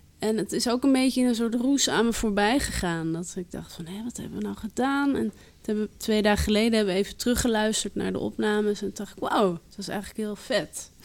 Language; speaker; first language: Dutch; early bilingual, other home language; Arabic